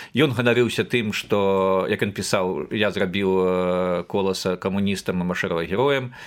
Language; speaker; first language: Belarusian; native; Belarusian